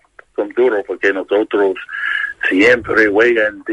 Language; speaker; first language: Spanish; non-native, learner; English